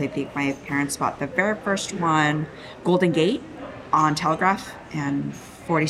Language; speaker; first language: English; native; English